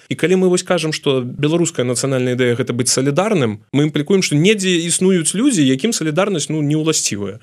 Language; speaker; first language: Belarusian; non-native, local second language; Russian